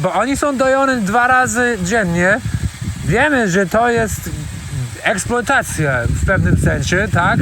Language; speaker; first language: Polish; non-native, learner; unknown